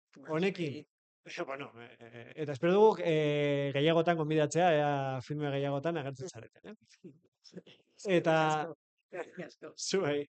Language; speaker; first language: Basque; native; Basque